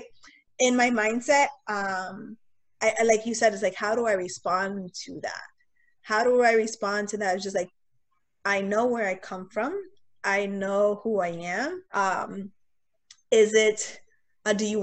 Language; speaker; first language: English; early bilingual, other home language; Spanish